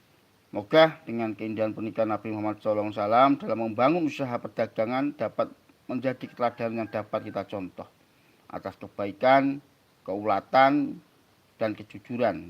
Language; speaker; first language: Indonesian; native; Indonesian